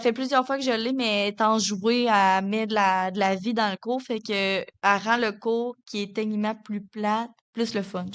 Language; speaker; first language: French; native; French